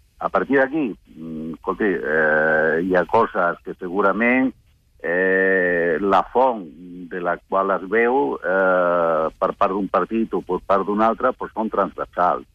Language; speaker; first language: Catalan; non-native, local second language; Spanish